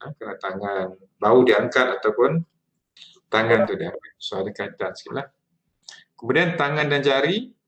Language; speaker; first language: Malay; native; Malay